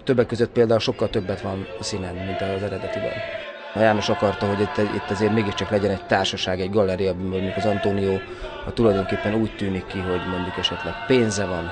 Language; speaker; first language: Hungarian; native; Hungarian